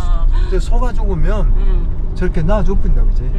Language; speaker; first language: Korean; native; Korean